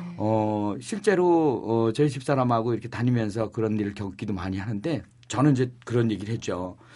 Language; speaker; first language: Korean; native; Korean